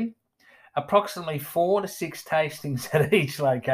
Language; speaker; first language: English; native; English